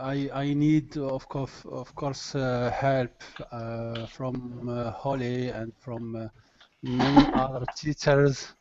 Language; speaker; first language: English; non-native, learner; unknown